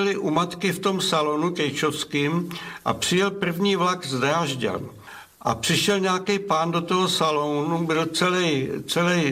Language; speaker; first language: Czech; non-native, local second language; German